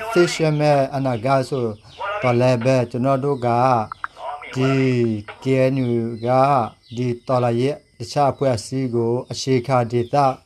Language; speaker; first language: Burmese; non-native, local second language; Karen languages